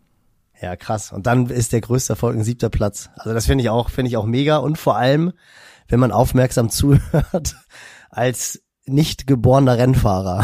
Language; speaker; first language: German; native; German